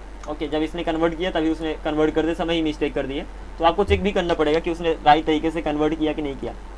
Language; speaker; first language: Hindi; native; Hindi